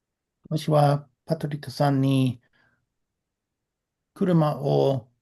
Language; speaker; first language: Japanese; non-native, learner; English